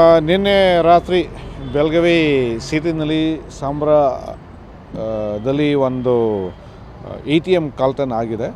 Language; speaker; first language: Kannada; non-native, fluent; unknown